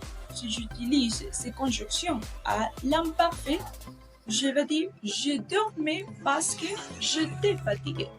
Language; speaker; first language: French; non-native, learner; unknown